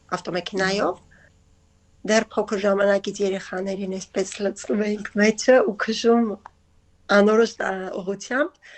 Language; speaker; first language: Armenian; native; Armenian